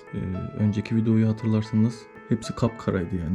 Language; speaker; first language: Turkish; native; Turkish